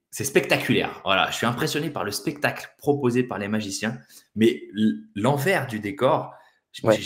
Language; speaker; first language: French; native; French